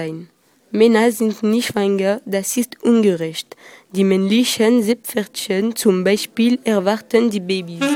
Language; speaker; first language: German; non-native, learner; French